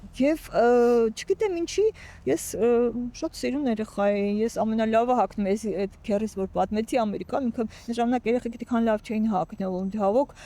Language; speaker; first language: Armenian; native; Armenian